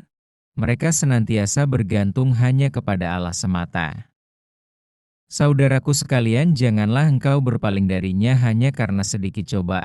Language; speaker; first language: Indonesian; native; Indonesian